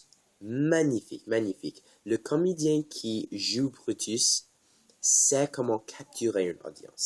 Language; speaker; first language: French; non-native, learner; English